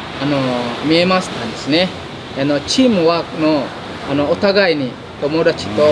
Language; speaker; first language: Japanese; non-native, fluent; Indonesian